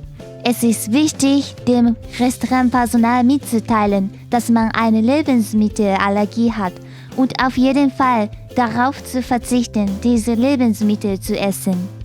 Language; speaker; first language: German; non-native, fluent; Japanese